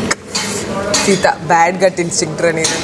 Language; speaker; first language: Telugu; native; Telugu